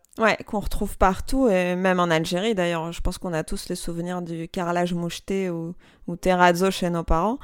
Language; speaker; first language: French; non-native, local second language; Arabic